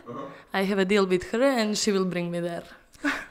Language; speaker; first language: English; non-native, fluent; Serbian